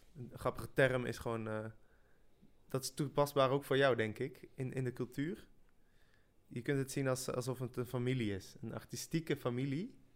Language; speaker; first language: Dutch; early bilingual, other home language; French